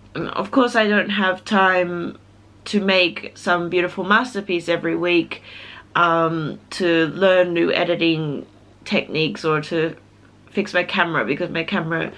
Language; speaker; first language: English; native; English